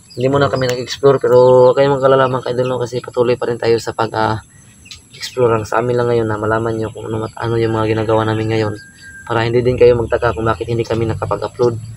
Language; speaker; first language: Filipino; non-native, local second language; Cebuano